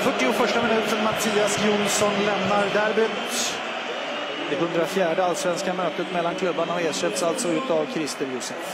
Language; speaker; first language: Swedish; native; Swedish